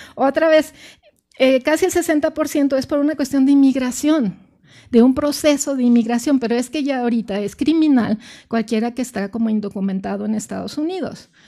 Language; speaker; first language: Spanish; native; Spanish